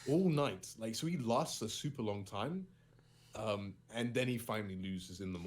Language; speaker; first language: English; native; English